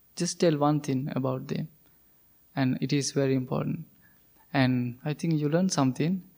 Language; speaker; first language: English; non-native, local second language; Sinhala